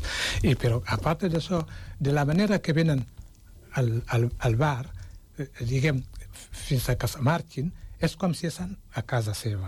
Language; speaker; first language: Catalan; non-native, fluent; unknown